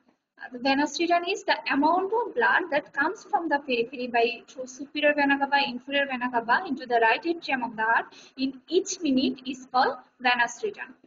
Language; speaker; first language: English; non-native, local second language; Bangla